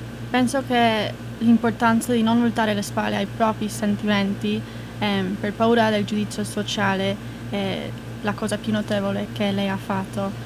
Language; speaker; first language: Italian; non-native, fluent; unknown